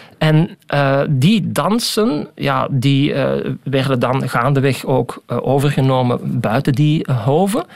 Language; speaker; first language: Dutch; native; Dutch